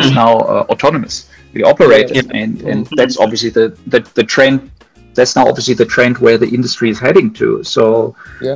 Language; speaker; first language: English; non-native, fluent; German